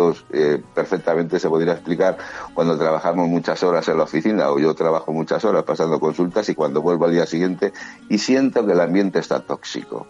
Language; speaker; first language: Spanish; native; Spanish